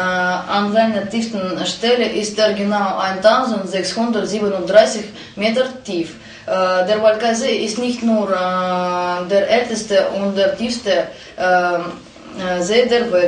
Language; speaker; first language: German; non-native, learner; Russian